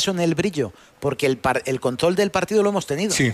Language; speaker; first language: Spanish; native; Spanish